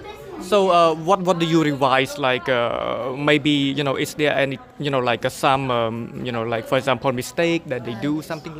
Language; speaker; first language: English; non-native, fluent; Khmer